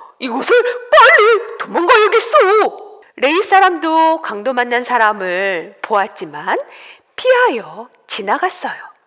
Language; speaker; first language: Korean; native; Korean